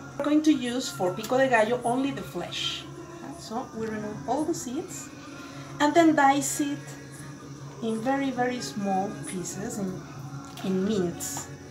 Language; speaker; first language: English; non-native, fluent; Spanish